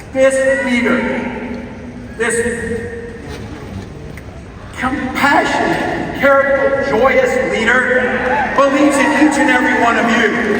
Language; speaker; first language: English; native; English